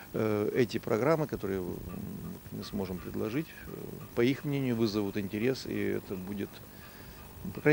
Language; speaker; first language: Russian; native; Russian